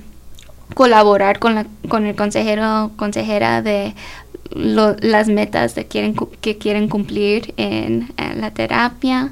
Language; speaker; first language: Spanish; early bilingual, heritage; Spanish